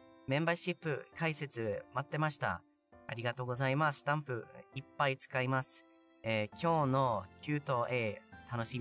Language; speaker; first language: Japanese; non-native, learner; English